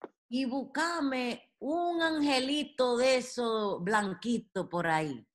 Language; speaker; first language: Spanish; early bilingual, heritage; Spanish